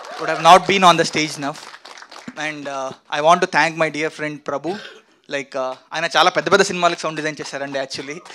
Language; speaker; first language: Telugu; non-native, fluent; Kannada